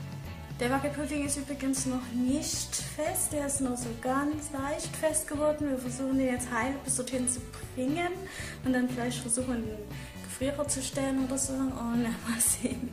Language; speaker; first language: German; native; German